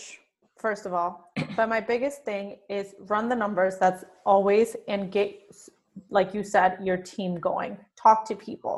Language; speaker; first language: English; non-native, fluent; Spanish